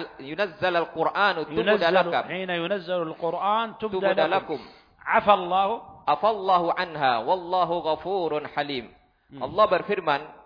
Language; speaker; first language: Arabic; non-native, fluent; Indonesian